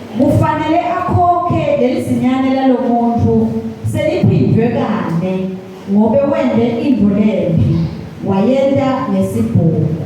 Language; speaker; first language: Zulu; non-native, local second language; Swati